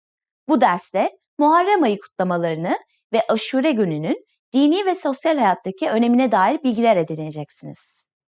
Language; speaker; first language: Turkish; native; Turkish